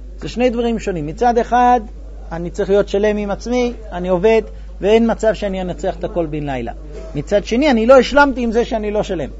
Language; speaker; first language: Hebrew; non-native, fluent; English